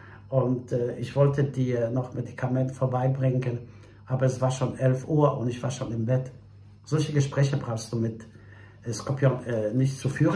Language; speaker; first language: German; non-native, fluent; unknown